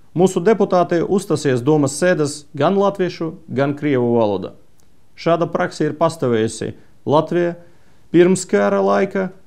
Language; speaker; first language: Latvian; non-native, local second language; Russian